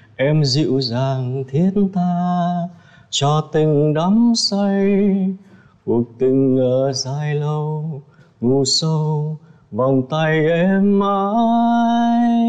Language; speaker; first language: Vietnamese; native; Vietnamese